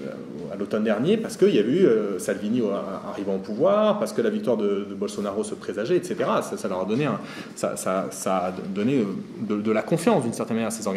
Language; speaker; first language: French; native; French